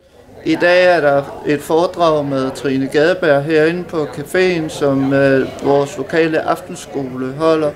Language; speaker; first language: Danish; native; Danish